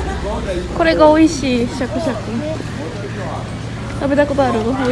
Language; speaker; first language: Japanese; non-native, fluent; Indonesian